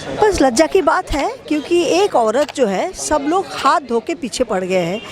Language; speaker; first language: Hindi; non-native, local second language; Bangla